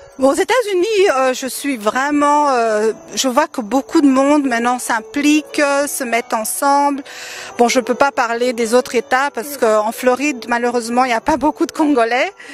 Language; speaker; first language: French; non-native, local second language; Lingala